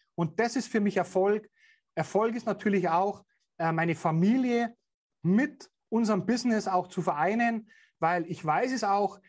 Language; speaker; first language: German; native; German